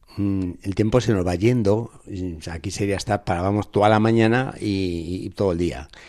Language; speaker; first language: Spanish; native; Spanish